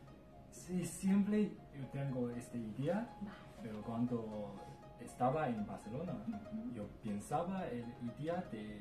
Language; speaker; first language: Spanish; non-native, learner; Chinese